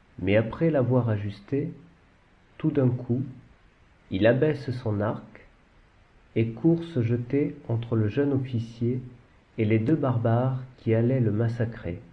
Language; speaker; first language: French; native; French